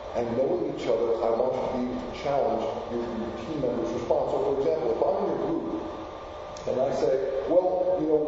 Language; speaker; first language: English; non-native, fluent; Spanish